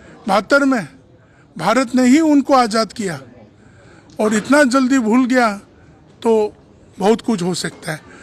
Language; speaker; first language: Hindi; non-native, local second language; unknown